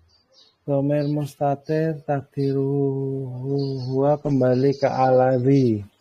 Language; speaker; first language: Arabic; non-native, learner; Indonesian